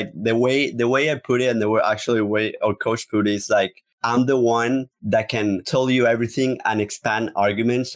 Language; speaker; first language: English; non-native, fluent; Spanish